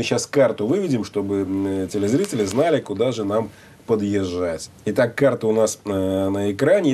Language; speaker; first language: Russian; native; Russian